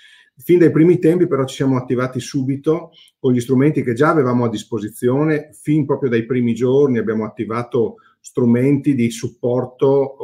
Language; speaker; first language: Italian; native; Italian